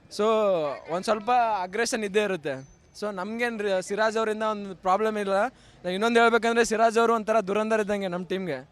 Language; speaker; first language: Kannada; native; Kannada